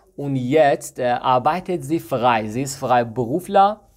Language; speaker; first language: German; non-native, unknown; Persian